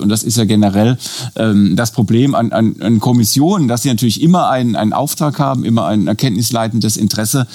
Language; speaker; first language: German; native; German